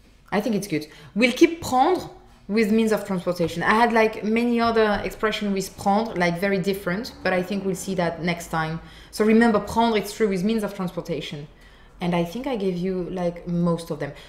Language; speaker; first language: English; non-native, fluent; French